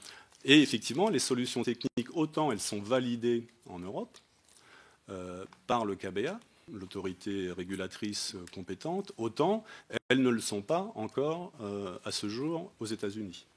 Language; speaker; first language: French; native; French